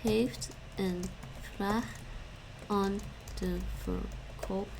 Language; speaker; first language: Dutch; non-native, learner; English